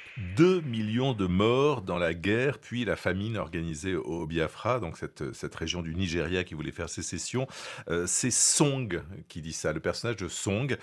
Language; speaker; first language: French; native; French